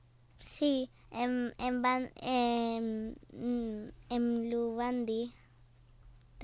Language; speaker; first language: Catalan; non-native, local second language; Spanish